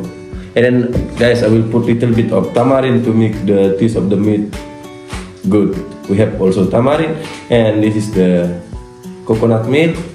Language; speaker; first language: English; non-native, fluent; Indonesian